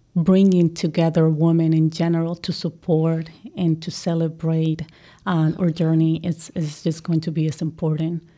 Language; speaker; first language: English; non-native, fluent; Spanish